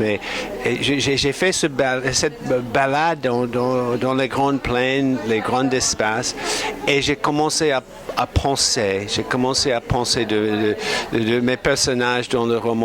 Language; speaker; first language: French; non-native, fluent; English